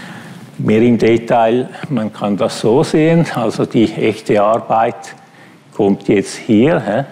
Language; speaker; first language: German; non-native, fluent; Italian